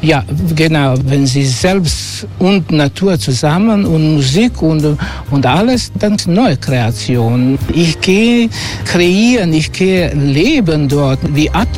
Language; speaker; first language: German; non-native, learner; Croatian